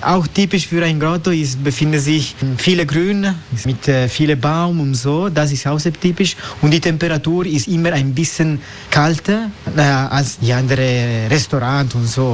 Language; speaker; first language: German; non-native, learner; Italian